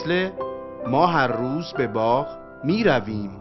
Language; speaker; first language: Persian; native; Persian